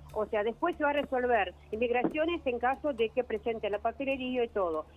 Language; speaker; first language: Spanish; non-native, fluent; Russian